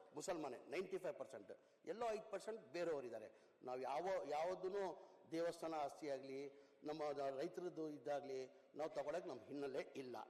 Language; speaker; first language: Kannada; non-native, local second language; Urdu